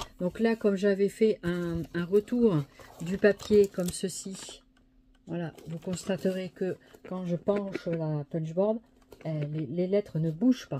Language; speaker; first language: French; native; French